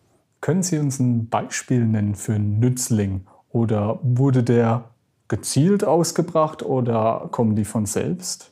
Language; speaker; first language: German; native; German